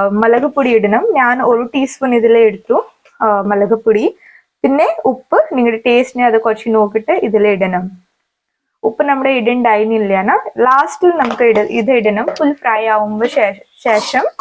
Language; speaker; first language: Malayalam; non-native, learner; Hindi